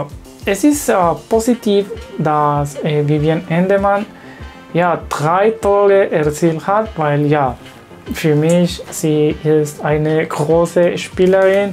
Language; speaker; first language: German; non-native, learner; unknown